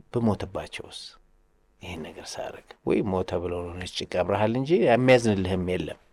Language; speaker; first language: Amharic; native; Amharic